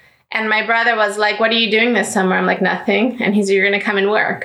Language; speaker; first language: English; early bilingual, other home language; Greek